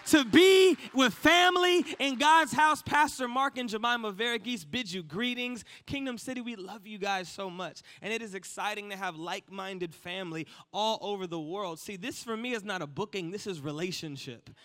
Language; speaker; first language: English; native; English